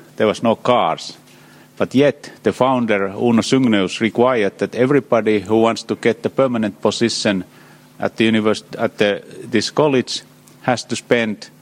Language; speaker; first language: English; non-native, fluent; Finnish